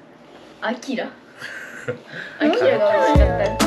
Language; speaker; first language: Japanese; early bilingual, other home language; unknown